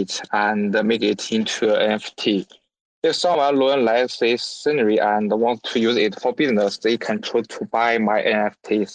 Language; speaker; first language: English; non-native, learner; Chinese